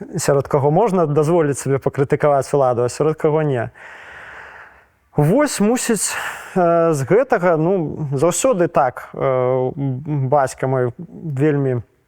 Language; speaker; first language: Belarusian; non-native, local second language; Russian